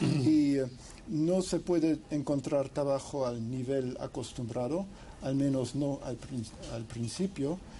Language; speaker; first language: Spanish; non-native, fluent; English